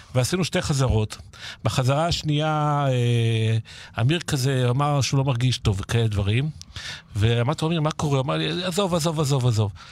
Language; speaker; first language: Hebrew; native; Hebrew